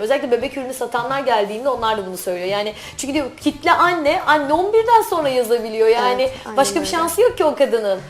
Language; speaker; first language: Turkish; native; Turkish